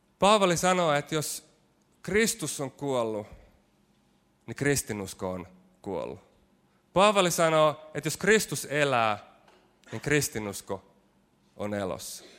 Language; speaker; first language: Finnish; native; Finnish